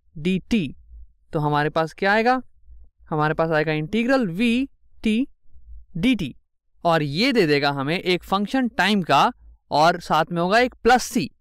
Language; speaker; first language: Hindi; native; Hindi